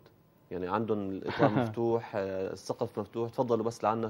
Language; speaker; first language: Arabic; native; Arabic